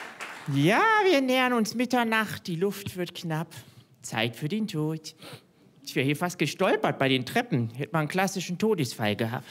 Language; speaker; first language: German; native; German